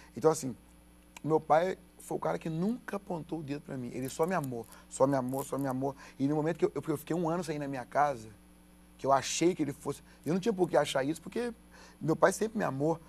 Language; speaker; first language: Portuguese; native; Portuguese